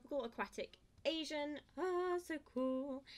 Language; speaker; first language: English; native; English